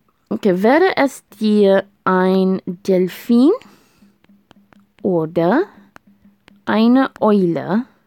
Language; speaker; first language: German; non-native, learner; English